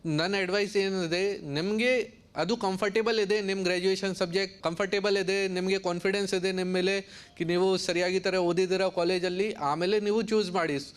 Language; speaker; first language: Kannada; non-native, learner; Hindi